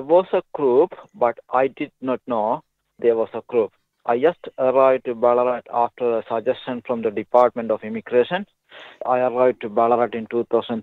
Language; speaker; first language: English; non-native, local second language; Tamil